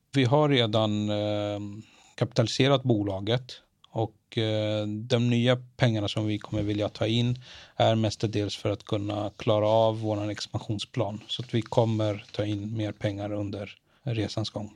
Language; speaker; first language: Swedish; early bilingual, other home language; Arabic